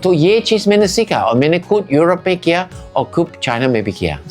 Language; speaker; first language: Hindi; non-native, fluent; English